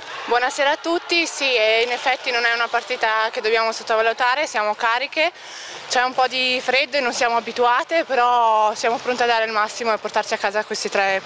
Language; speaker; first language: Italian; native; Italian